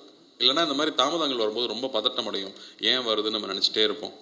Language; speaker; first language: Tamil; native; Tamil